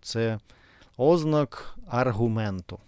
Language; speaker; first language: Ukrainian; non-native, fluent; Russian